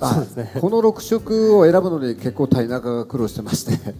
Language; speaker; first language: Japanese; native; Japanese